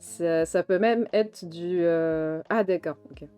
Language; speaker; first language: French; native; French